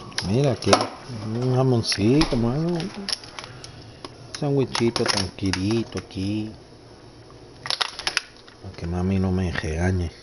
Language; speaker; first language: Spanish; native; Spanish